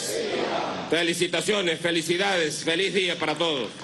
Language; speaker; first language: Spanish; native; Spanish